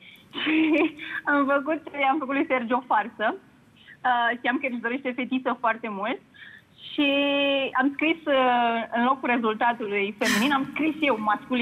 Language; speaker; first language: Romanian; native; Romanian